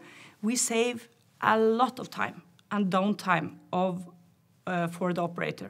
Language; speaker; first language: English; non-native, fluent; Norwegian